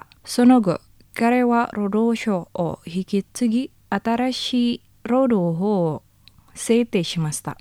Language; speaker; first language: Japanese; non-native, learner; Indonesian